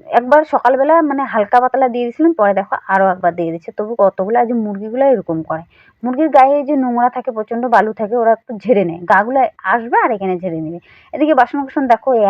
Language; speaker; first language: Bangla; non-native, local second language; Rangpuri